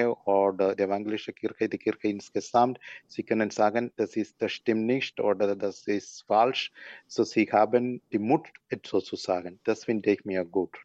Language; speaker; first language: German; non-native, learner; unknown